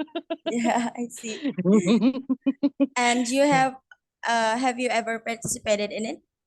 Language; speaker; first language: English; non-native, learner; Indonesian